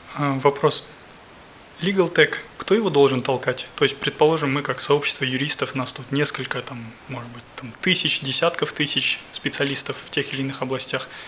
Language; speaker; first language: Russian; native; Russian